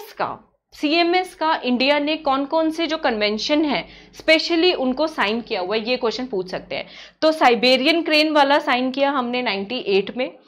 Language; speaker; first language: Hindi; native; Hindi